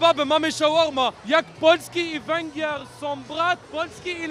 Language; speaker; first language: Polish; early bilingual, heritage; Polish